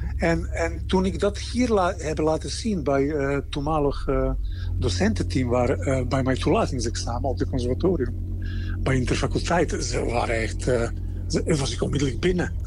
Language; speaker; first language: Dutch; non-native, fluent; Serbian